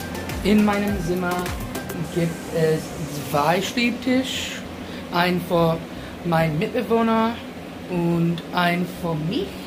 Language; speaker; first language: German; non-native, learner; English